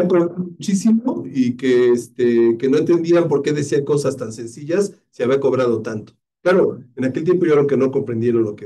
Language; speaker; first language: Spanish; native; Spanish